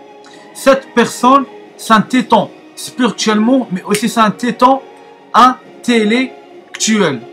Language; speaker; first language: French; non-native, learner; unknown